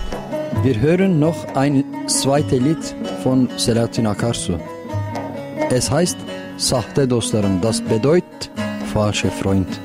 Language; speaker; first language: German; non-native, learner; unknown